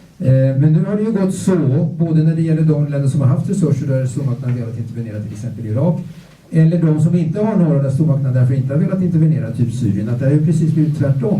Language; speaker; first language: Swedish; native; Swedish